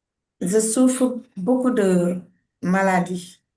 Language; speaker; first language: French; non-native, learner; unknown